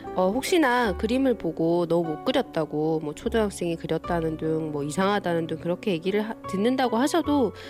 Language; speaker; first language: Korean; native; Korean